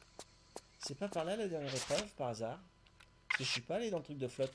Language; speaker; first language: French; native; French